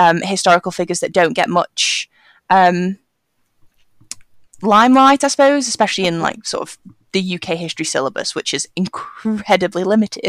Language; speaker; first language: English; native; English